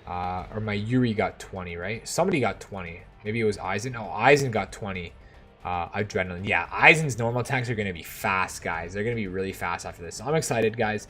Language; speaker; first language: English; native; English